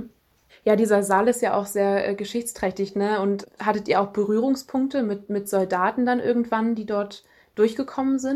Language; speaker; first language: German; native; German